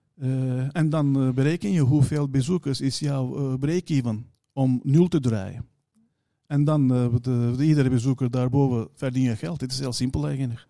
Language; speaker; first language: Dutch; non-native, fluent; Turkish